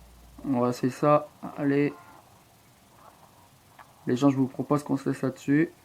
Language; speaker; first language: French; native; French